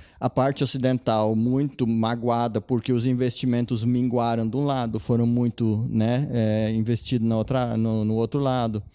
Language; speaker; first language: Portuguese; non-native, local second language; German